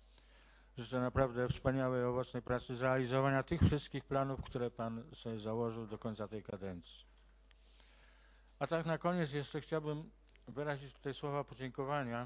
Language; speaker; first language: Polish; native; Polish